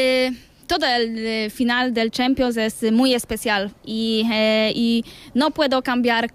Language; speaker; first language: Spanish; non-native, learner; Polish